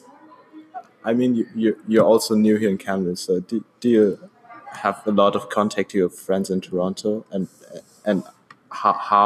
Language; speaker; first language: English; non-native, fluent; German